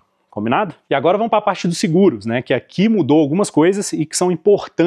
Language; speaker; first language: Portuguese; native; Portuguese